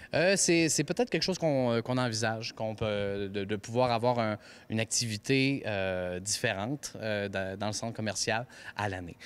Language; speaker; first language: French; native; French